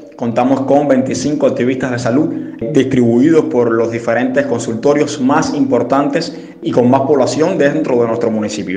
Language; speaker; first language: Spanish; native; Spanish